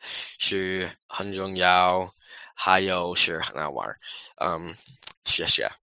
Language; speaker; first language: Chinese; non-native, learner; English